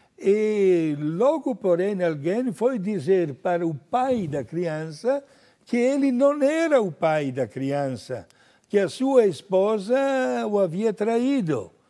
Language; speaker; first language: Portuguese; non-native, fluent; Italian